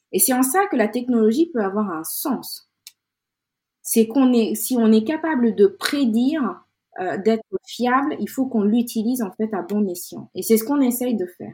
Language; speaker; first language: French; non-native, local second language; Wolof